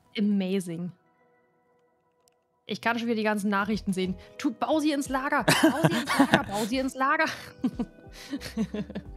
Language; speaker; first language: German; native; German